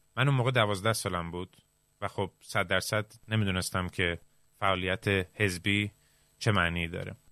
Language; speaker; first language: Persian; early bilingual, heritage; Persian